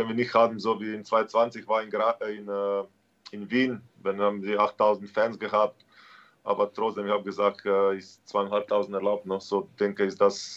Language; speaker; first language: German; non-native, learner; Slovenian